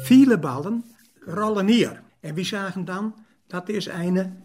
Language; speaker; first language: German; non-native, learner; Dutch